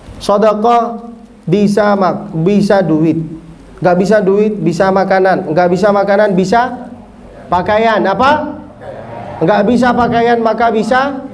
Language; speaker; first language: Malay; non-native, fluent; Arabic